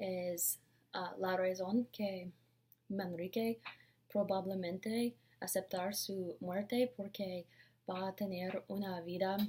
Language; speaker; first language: Spanish; non-native, learner; English